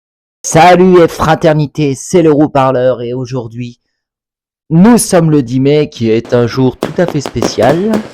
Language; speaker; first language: French; native; French